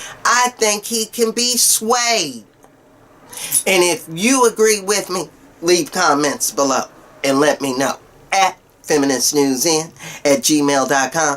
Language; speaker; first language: English; native; English